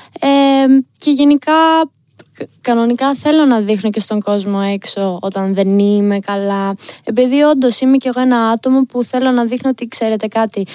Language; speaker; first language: Greek; early bilingual, heritage; Greek